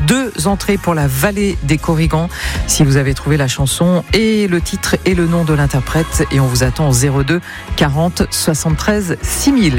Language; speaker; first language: French; native; French